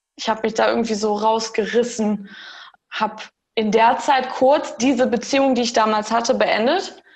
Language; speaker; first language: German; early bilingual, heritage; German